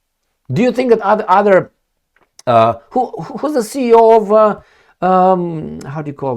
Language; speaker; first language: English; non-native, fluent; Romanian